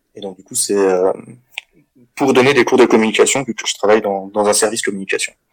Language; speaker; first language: French; native; French